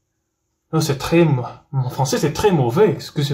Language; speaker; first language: French; non-native, learner; Spanish